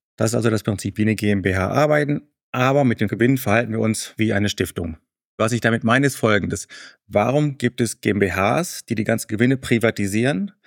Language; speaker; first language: German; early bilingual, other home language; Spanish